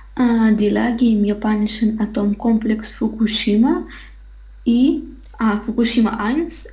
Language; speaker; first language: German; non-native, learner; Russian